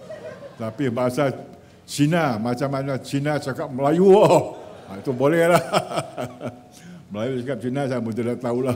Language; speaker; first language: Malay; native; Malay